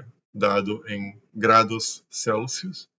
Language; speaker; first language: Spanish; non-native, learner; Portuguese